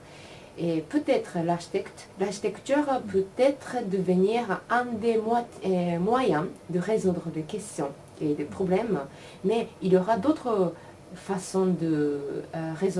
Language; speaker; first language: French; non-native, learner; Japanese